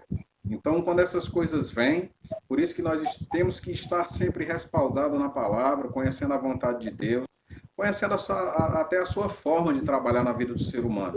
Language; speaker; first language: Portuguese; native; Portuguese